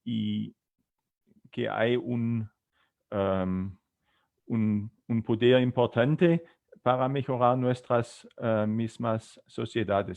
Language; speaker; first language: Spanish; non-native, fluent; German